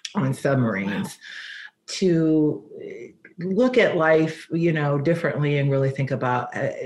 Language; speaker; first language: English; native; English